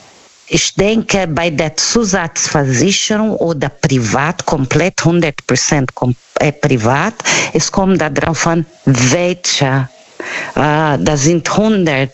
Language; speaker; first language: German; non-native, learner; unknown